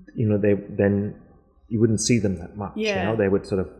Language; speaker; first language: English; non-native, fluent; German